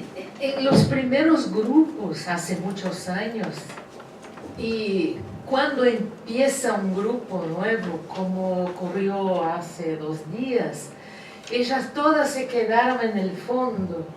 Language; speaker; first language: Spanish; non-native, fluent; Portuguese